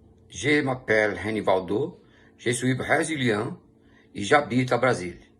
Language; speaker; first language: French; non-native, learner; Portuguese